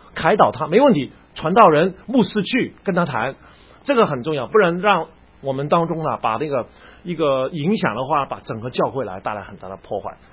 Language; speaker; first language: Chinese; non-native, local second language; Cantonese